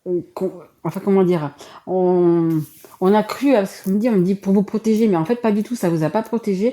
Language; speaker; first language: French; native; French